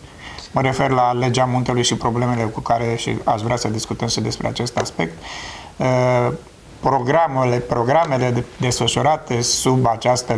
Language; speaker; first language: Romanian; native; Romanian